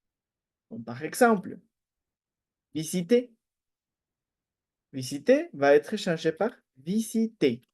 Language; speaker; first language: French; non-native, fluent; Spanish